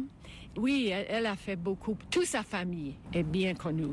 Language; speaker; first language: French; non-native, learner; English